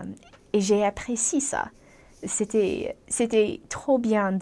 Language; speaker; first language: French; non-native, fluent; English